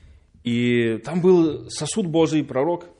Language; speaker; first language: Polish; non-native, learner; Russian